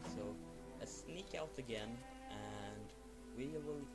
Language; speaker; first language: English; non-native, fluent; Swedish